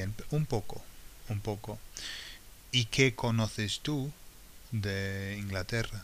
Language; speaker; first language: Spanish; non-native, fluent; English